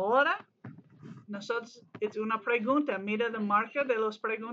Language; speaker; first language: Spanish; non-native, learner; English